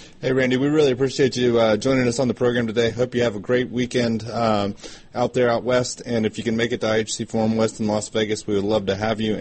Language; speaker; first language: English; native; English